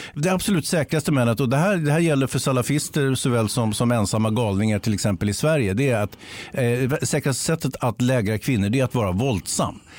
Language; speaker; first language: Swedish; native; Swedish